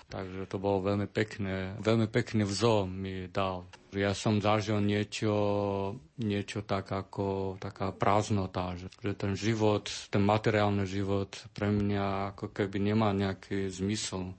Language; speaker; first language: Slovak; non-native, learner; Chinese